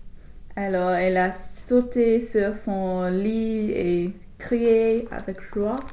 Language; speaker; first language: French; non-native, learner; English